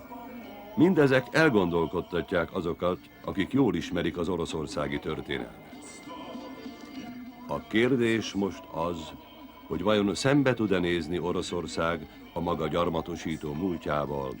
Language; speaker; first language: Hungarian; native; Hungarian